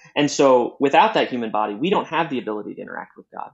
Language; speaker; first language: English; native; English